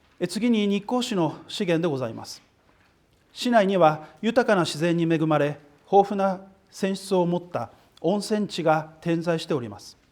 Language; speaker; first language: Japanese; native; Japanese